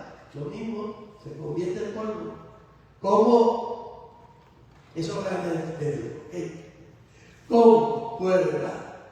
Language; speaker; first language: Spanish; native; Spanish